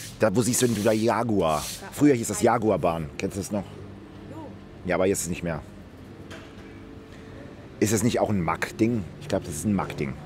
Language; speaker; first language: German; native; German